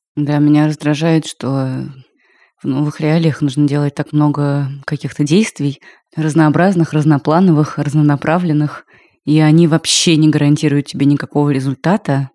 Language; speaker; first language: Russian; native; Russian